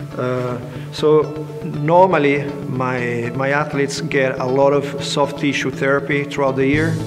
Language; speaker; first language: English; non-native, fluent; Italian